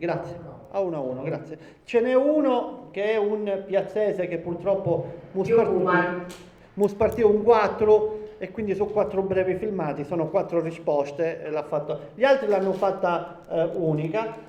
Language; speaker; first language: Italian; non-native, local second language; Sicilian